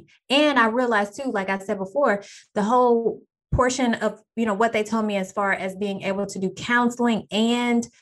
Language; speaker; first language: English; native; English